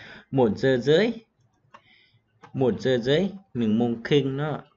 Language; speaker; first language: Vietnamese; non-native, learner; Hmong